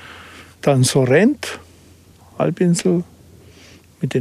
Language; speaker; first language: German; native; German